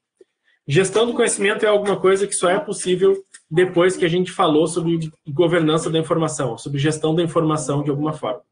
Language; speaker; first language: Portuguese; native; Portuguese